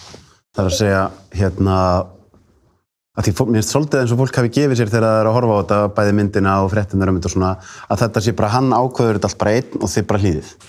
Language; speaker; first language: Icelandic; native; Icelandic